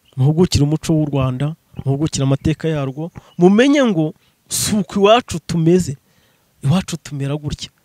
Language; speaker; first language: Kinyarwanda; native; Kinyarwanda